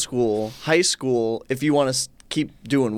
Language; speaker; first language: English; native; English